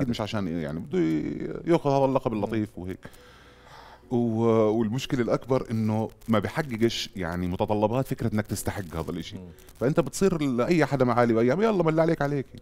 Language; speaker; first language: Arabic; native; Arabic